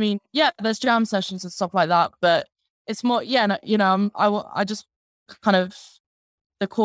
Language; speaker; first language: English; native; English